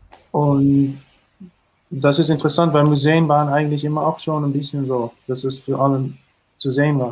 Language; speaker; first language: German; non-native, fluent; Dutch